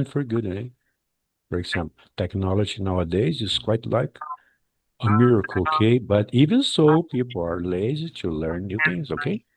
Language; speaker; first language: English; non-native, fluent; Portuguese